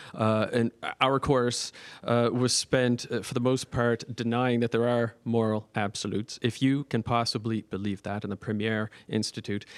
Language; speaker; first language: English; native; English